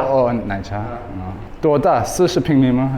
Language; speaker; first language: Chinese; non-native, learner; English